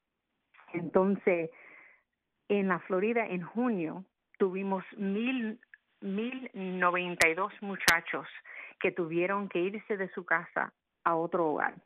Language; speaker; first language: Spanish; early bilingual, other home language; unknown